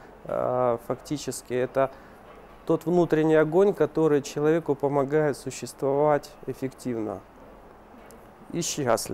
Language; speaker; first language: Russian; native; Russian